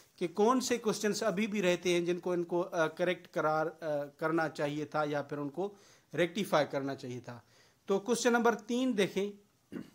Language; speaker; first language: Urdu; non-native, local second language; Sindhi